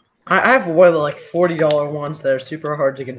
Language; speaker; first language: English; native; English